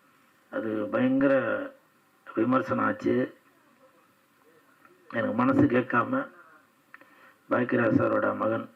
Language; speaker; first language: Tamil; native; Tamil